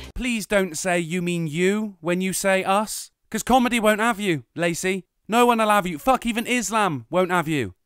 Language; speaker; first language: English; native; English